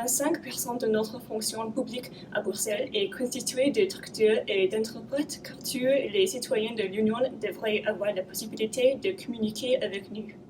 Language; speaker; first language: French; non-native, learner; English